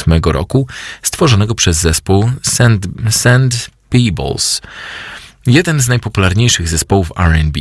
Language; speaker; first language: Polish; native; Polish